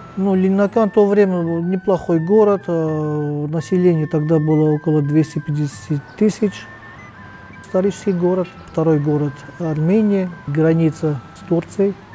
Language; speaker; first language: Russian; non-native, local second language; Armenian